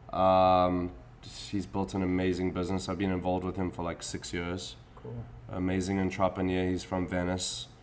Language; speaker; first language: English; native; English